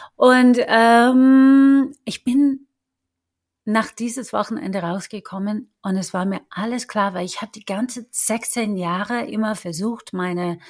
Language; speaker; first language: German; non-native, fluent; English